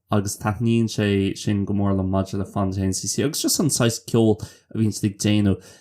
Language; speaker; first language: Irish; non-native, local second language; English